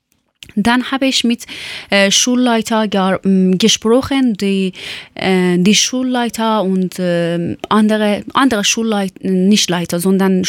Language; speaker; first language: German; non-native, learner; Persian